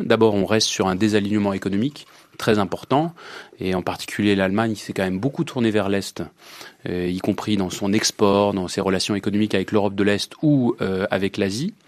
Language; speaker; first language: French; native; French